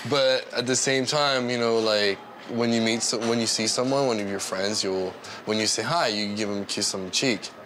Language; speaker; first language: English; non-native, fluent; French